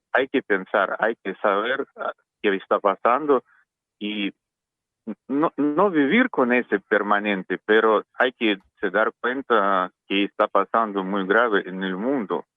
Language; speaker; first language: Spanish; non-native, learner; Russian